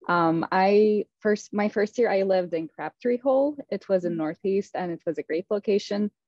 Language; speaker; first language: English; non-native, fluent; Turkish